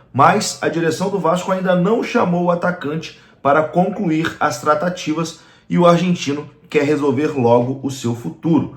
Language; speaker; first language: Portuguese; native; Portuguese